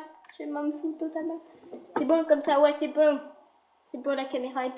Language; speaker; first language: French; native; French